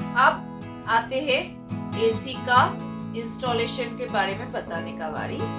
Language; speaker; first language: Hindi; non-native, local second language; Bangla